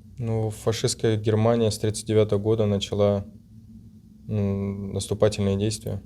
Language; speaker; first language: Russian; native; Russian